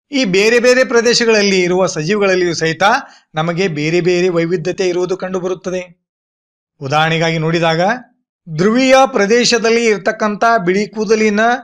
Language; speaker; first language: Kannada; native; Kannada